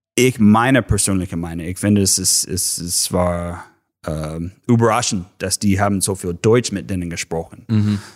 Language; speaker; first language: German; non-native, fluent; English